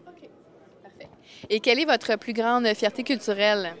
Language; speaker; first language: French; native; French